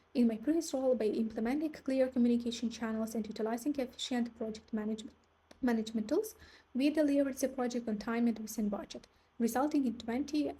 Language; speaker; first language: English; non-native, fluent; Ukrainian